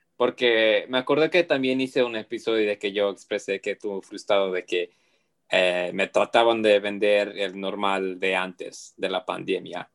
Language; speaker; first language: Spanish; early bilingual, heritage; Spanish